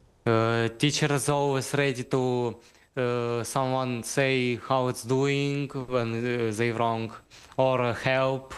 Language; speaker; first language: English; non-native, learner; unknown